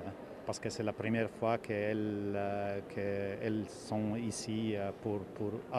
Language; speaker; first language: French; non-native, fluent; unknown